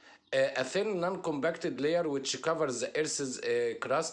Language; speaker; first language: English; non-native, fluent; Arabic